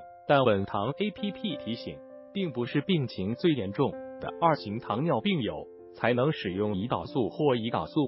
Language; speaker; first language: Chinese; native; Chinese